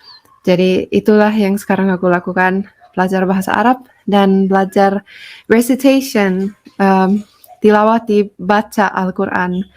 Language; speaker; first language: Indonesian; non-native, fluent; Finnish